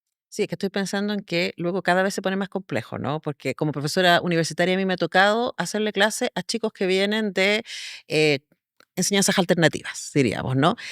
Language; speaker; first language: Spanish; native; Spanish